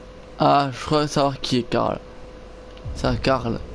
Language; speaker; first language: French; native; French